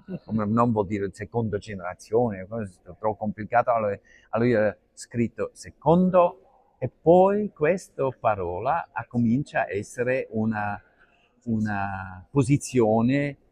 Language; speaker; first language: Italian; non-native, learner; Arabic